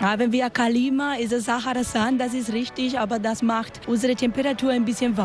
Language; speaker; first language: German; non-native, learner; Spanish